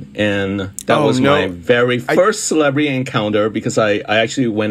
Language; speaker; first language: English; non-native, local second language; Cantonese